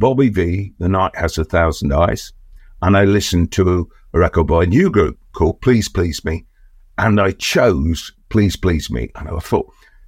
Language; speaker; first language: English; native; English